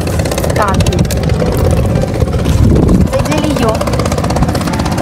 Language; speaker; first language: Chinese; non-native, learner; Ukrainian